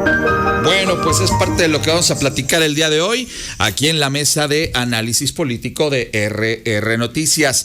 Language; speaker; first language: Spanish; native; Spanish